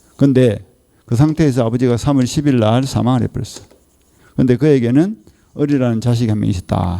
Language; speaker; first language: Korean; native; Korean